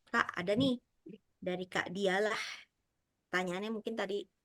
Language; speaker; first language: Indonesian; native; Indonesian